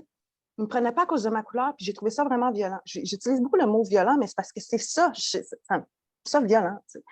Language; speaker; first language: French; native; French